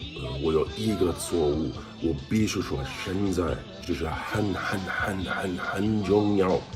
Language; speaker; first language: Chinese; non-native, learner; English